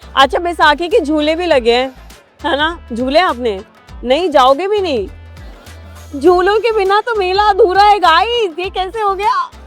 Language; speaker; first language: Hindi; native; Hindi